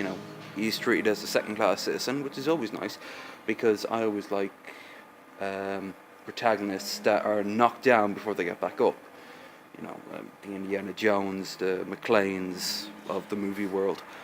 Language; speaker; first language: English; native; English